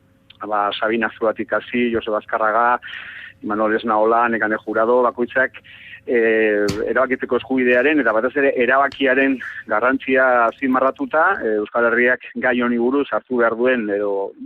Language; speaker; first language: Basque; native; Basque